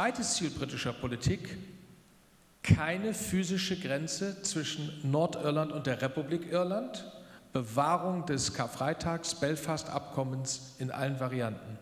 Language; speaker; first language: German; native; German